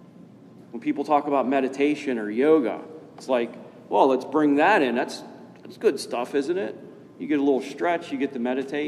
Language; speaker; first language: English; native; English